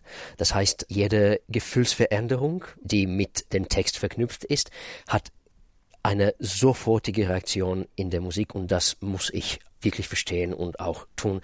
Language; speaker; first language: German; non-native, fluent; Russian